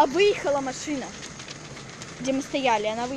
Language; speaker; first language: Russian; native; Russian